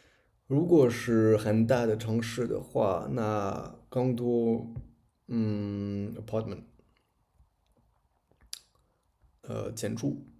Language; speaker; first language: Chinese; non-native, learner; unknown